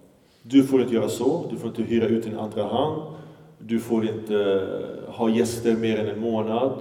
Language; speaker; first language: Swedish; early bilingual, other home language; Arabic